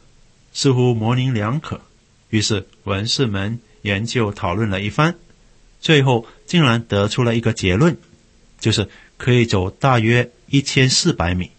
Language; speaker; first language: Chinese; native; Chinese